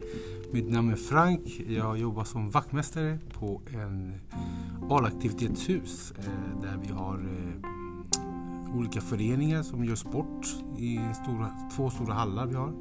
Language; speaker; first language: Swedish; non-native, fluent; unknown